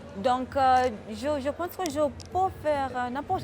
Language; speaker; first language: French; non-native, fluent; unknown